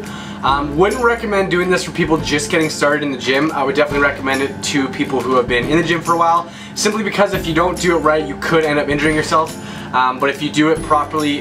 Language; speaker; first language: English; native; English